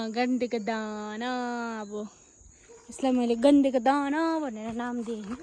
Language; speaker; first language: Nepali; non-native, local second language; Gurung